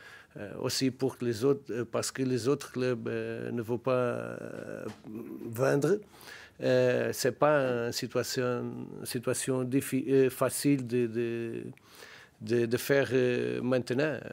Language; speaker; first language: French; non-native, learner; Portuguese